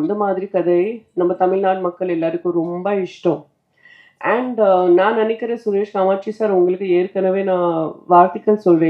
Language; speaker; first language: Tamil; non-native, fluent; Hindi